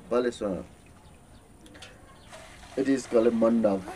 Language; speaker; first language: English; non-native, learner; Newari